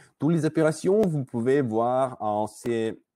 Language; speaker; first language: French; non-native, learner; Russian